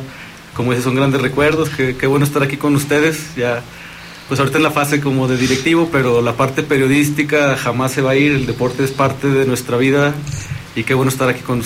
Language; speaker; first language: Spanish; native; Spanish